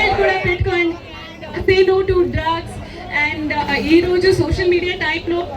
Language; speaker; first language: Telugu; non-native, learner; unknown